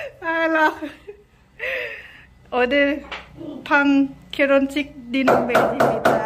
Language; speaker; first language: Korean; non-native, learner; Lao